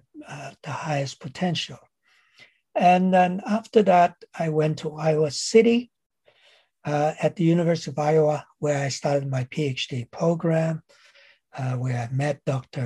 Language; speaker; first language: English; non-native, local second language; Cantonese